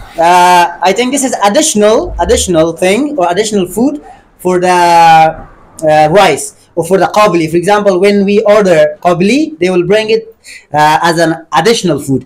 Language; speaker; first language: English; non-native, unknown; Persian